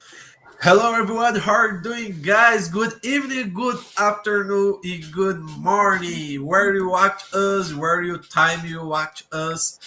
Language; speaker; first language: English; non-native, learner; Portuguese